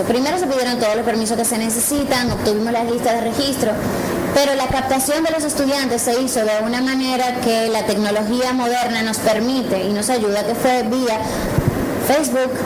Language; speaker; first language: Spanish; native; Spanish